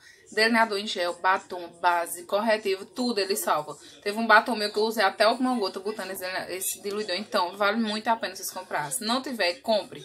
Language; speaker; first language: Portuguese; native; Portuguese